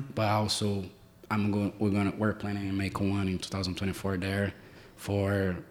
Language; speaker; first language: English; non-native, fluent; Portuguese